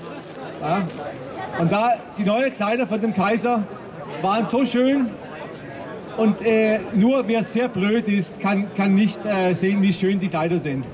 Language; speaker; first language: German; non-native, fluent; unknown